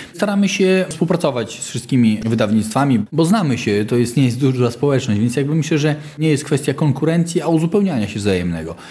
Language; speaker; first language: Polish; native; Polish